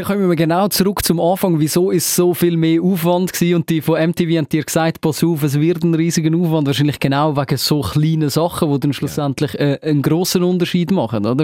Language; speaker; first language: German; native; German